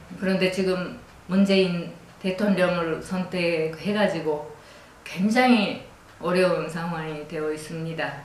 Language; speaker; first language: Korean; non-native, fluent; Japanese